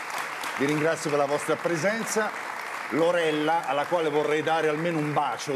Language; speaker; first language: Italian; native; Italian